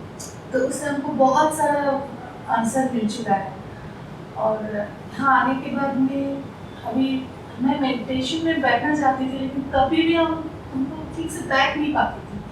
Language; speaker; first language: Hindi; non-native, local second language; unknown